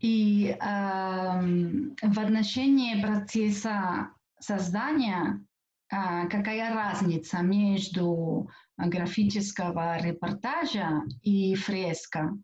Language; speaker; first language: Russian; non-native, fluent; Catalan